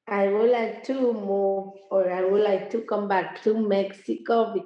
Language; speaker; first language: English; non-native, learner; Spanish